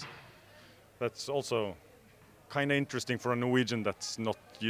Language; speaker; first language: English; non-native, fluent; Norwegian